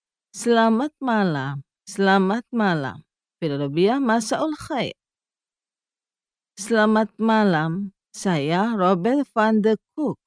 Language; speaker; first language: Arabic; non-native, fluent; Indonesian